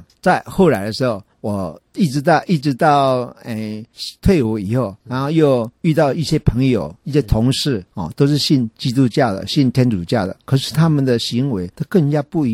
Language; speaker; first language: Chinese; native; Chinese